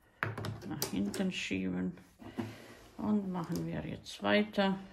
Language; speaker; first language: German; non-native, learner; Croatian